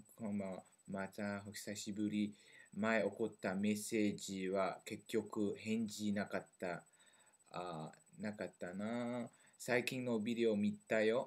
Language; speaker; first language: Japanese; non-native, learner; French